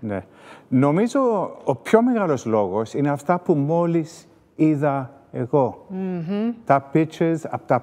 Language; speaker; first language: Greek; early bilingual, heritage; Greek